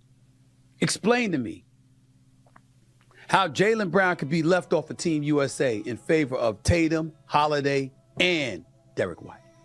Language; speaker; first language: English; native; English